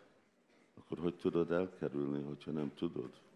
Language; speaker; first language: Hungarian; non-native, learner; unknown